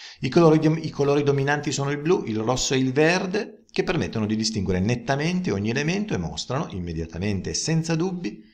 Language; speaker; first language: Italian; native; Italian